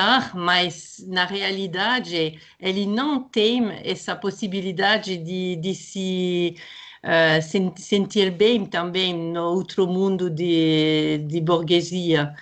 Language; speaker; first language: Portuguese; non-native, fluent; French